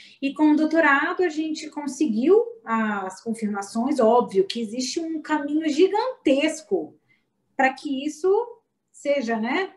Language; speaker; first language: Portuguese; native; Portuguese